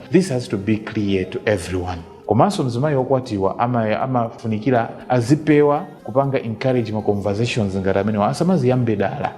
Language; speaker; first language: Nyanja; native; Nyanja